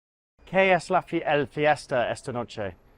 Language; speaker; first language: Spanish; non-native, learner; English